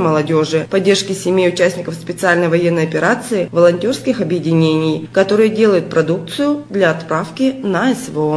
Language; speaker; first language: Russian; native; Russian